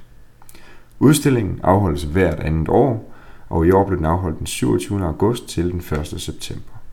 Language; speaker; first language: Danish; native; Danish